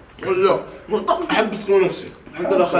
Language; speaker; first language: Arabic; native; Arabic